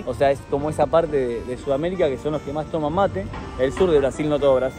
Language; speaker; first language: Spanish; native; Spanish